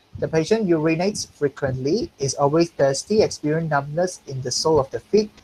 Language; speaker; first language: English; non-native, local second language; Chinese